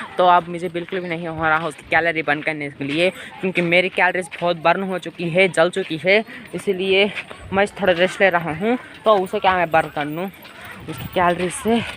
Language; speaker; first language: Hindi; non-native, local second language; Urdu